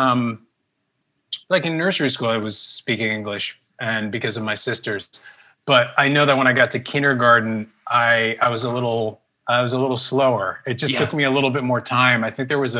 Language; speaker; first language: English; early bilingual, other home language; Spanish